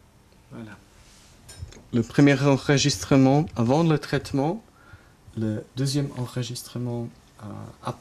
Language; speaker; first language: French; non-native, learner; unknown